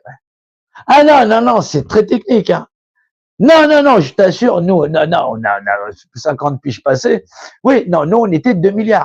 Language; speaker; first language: French; native; French